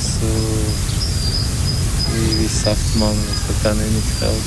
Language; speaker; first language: German; non-native, learner; Albanian